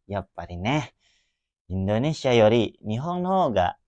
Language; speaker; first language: Japanese; non-native, learner; Indonesian